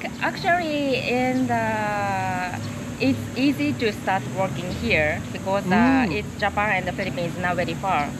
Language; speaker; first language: English; non-native, learner; Japanese